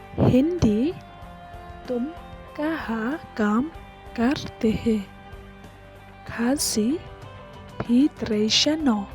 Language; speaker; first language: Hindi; non-native, local second language; Khasi